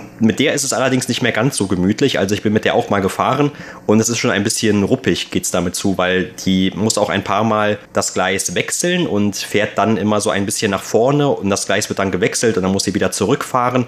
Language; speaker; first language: German; native; German